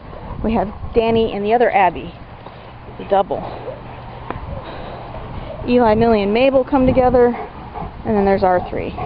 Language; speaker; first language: English; native; English